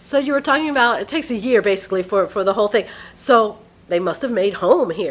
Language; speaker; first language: English; non-native, fluent; Spanish